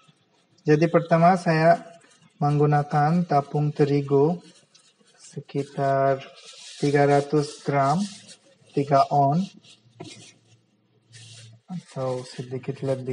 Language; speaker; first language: Indonesian; non-native, fluent; Bangla